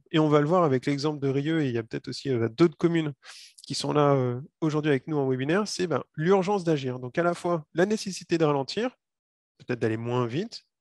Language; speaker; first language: French; native; French